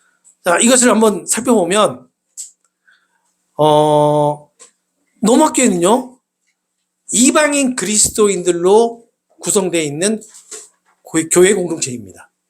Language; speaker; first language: Korean; native; Korean